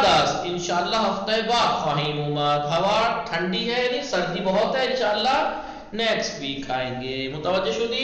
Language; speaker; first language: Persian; non-native, fluent; Urdu